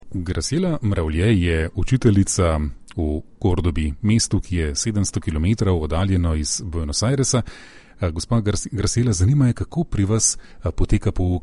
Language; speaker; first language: Slovenian; native; Slovenian